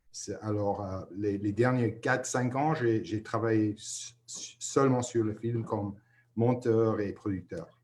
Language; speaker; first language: French; non-native, fluent; English